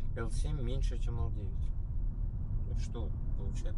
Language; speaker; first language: Russian; non-native, local second language; Kyrgyz